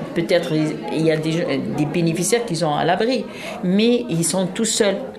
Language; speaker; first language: French; non-native, local second language; Arabic